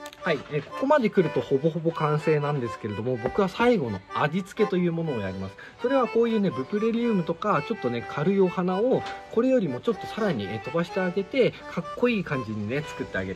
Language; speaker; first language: Japanese; native; Japanese